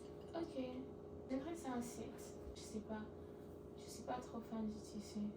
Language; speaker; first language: French; non-native, learner; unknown